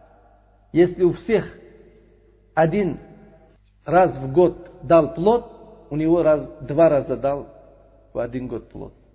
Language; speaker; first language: Russian; non-native, local second language; Uzbek